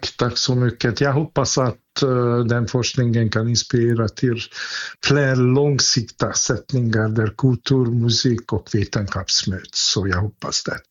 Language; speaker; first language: Swedish; non-native, fluent; Hungarian